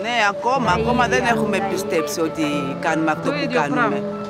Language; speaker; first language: Greek; non-native, fluent; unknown